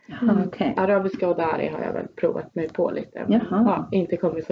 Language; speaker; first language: Swedish; native; Swedish